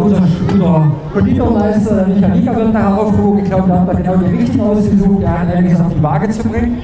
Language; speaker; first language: German; native; German